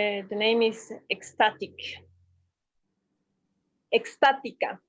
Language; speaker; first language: English; non-native, fluent; Spanish